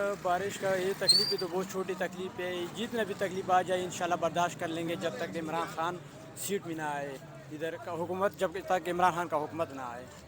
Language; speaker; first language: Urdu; non-native, local second language; Pashto